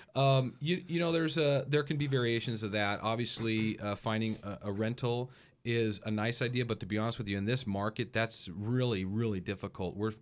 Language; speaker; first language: English; native; English